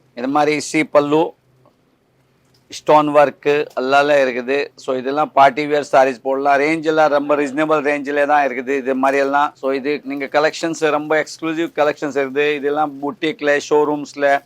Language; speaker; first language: Tamil; non-native, learner; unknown